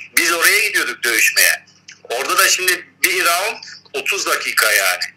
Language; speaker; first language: Turkish; early bilingual, heritage; Turkish